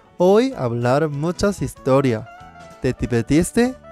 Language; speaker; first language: Spanish; non-native, learner; Korean